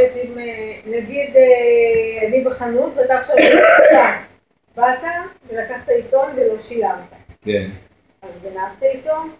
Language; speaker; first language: Hebrew; native; Hebrew